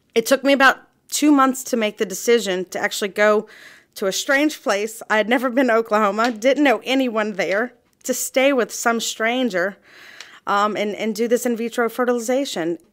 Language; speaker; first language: English; native; English